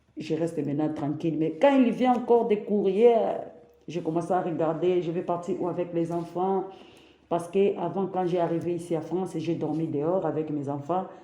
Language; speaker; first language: French; non-native, local second language; Lingala